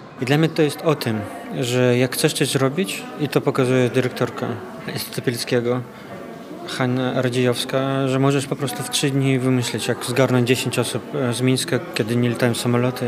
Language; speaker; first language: Polish; non-native, fluent; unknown